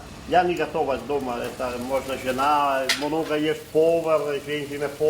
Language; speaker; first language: Russian; non-native, learner; Italian